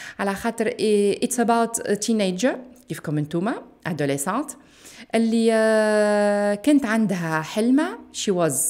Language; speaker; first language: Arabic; native; Arabic